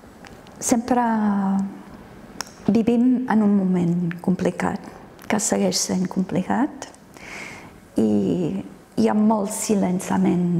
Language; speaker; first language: Catalan; non-native, fluent; English